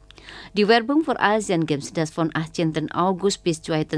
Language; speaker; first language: German; non-native, fluent; Indonesian